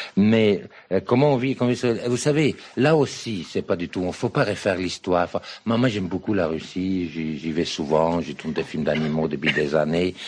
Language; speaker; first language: French; non-native, fluent; Serbian